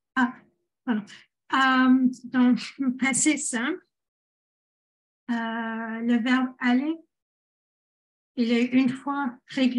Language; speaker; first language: French; non-native, fluent; English